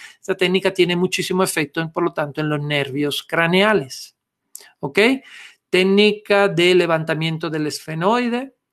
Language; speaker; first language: Spanish; non-native, fluent; Italian